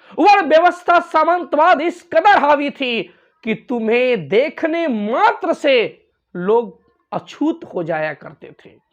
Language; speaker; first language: Hindi; non-native, local second language; Bhojpuri